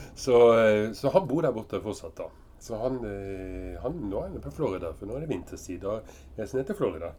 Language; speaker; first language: Norwegian; early bilingual, heritage; Norwegian